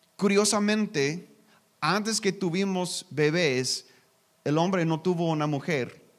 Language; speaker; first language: Spanish; non-native, learner; English